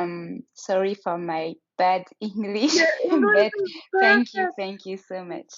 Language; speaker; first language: English; non-native, learner; French